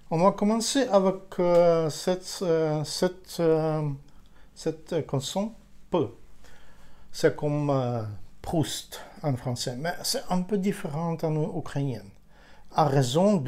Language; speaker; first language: French; non-native, fluent; Ukrainian